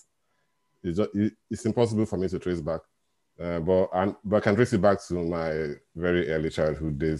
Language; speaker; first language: English; non-native, local second language; Igbo